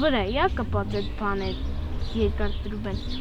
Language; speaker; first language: Armenian; native; Armenian